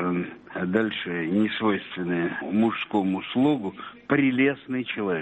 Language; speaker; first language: Russian; native; Russian